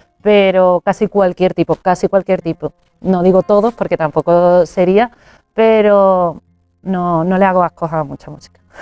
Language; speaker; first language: Spanish; native; Spanish